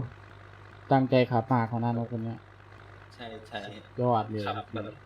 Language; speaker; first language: Thai; native; Thai